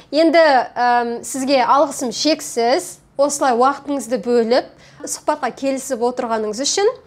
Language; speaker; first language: Kazakh; native; Kazakh